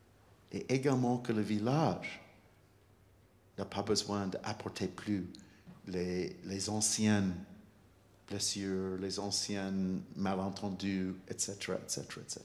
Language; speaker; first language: French; non-native, fluent; English